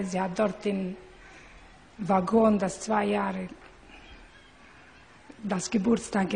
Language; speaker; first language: German; non-native, learner; Hungarian